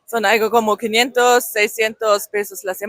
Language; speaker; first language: Spanish; non-native, fluent; German